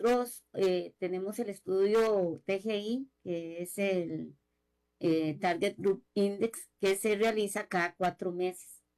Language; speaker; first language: Spanish; native; Spanish